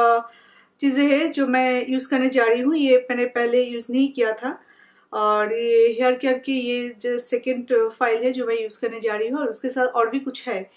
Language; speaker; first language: Hindi; non-native, local second language; Bangla